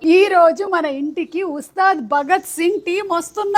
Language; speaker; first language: Telugu; native; Telugu